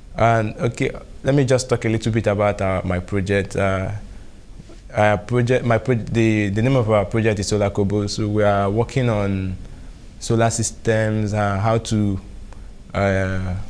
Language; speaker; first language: English; non-native, local second language; Igbo